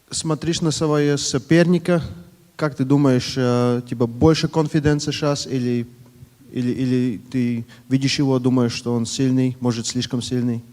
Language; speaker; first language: Russian; non-native, fluent; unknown